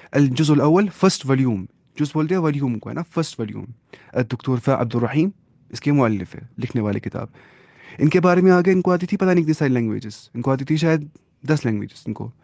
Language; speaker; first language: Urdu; non-native, local second language; Kashmiri